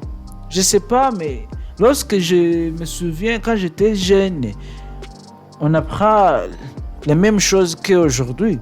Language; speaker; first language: French; non-native, learner; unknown